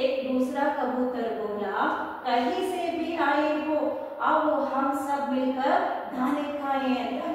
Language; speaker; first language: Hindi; non-native, local second language; Kannada